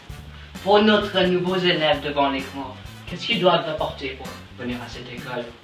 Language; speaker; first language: French; non-native, learner; English